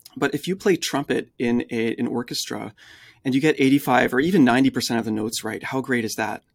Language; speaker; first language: English; early bilingual, other home language; French